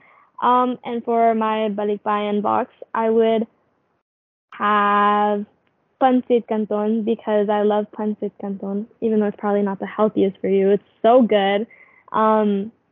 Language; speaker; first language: English; non-native, local second language; Filipino